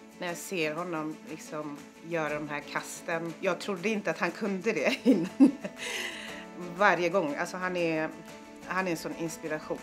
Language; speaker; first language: Swedish; native; Swedish